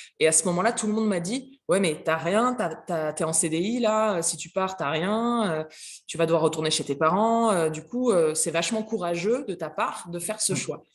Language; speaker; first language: French; native; French